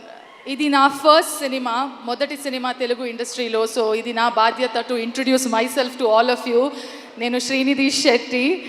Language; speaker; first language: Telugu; non-native, learner; Kannada